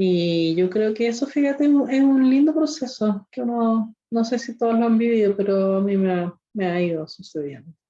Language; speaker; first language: Spanish; native; Spanish